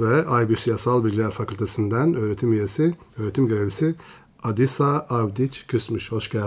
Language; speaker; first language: Turkish; native; Turkish